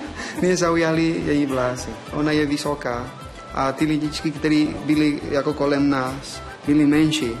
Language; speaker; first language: Czech; non-native, fluent; Spanish